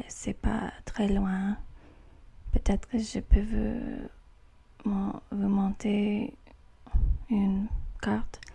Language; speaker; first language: French; non-native, learner; English